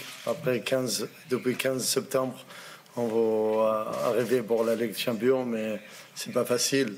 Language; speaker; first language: French; non-native, learner; Arabic